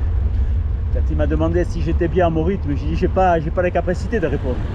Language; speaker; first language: French; native; French